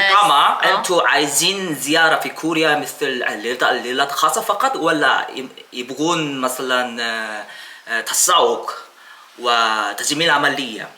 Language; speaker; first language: Arabic; non-native, learner; Korean